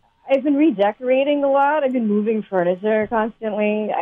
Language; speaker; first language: English; early bilingual, other home language; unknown